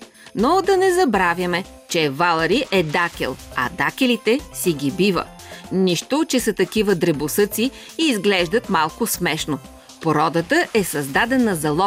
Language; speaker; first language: Bulgarian; native; Bulgarian